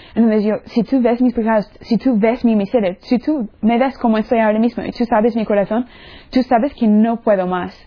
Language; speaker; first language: Spanish; non-native, fluent; English